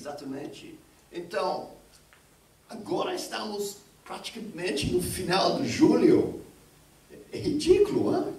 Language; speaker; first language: Portuguese; non-native, fluent; English